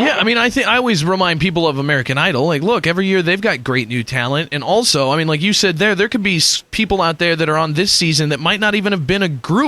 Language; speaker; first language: English; native; English